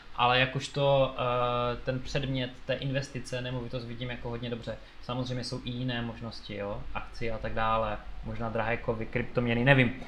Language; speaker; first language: Czech; native; Czech